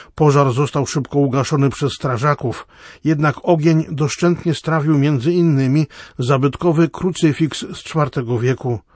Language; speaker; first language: Polish; native; Polish